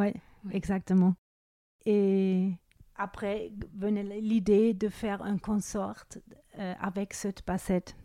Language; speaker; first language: French; non-native, fluent; German